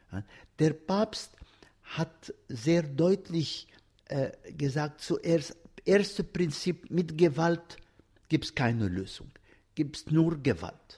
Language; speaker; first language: German; non-native, fluent; Arabic